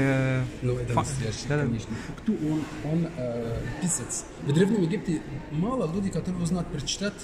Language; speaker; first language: Russian; non-native, learner; Arabic